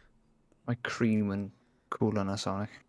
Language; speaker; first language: Welsh; non-native, local second language; English